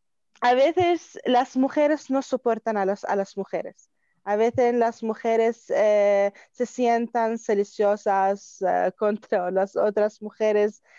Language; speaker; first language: Spanish; non-native, learner; Arabic